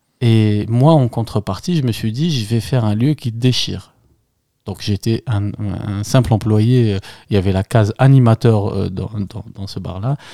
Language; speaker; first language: French; non-native, local second language; Arabic